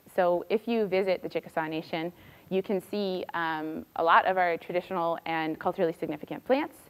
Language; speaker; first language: English; native; English